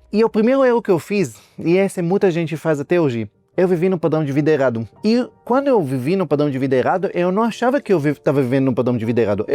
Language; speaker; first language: Portuguese; non-native, fluent; Hebrew